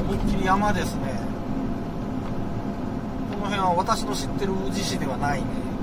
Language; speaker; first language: Japanese; native; Japanese